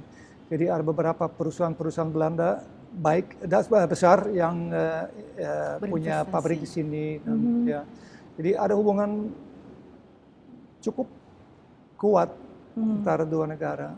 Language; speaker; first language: Indonesian; early bilingual, heritage; Dutch